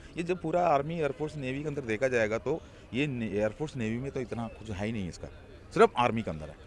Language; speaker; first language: Hindi; non-native, local second language; Malayalam